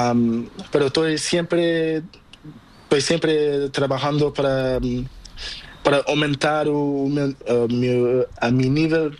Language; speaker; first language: Spanish; non-native, learner; Portuguese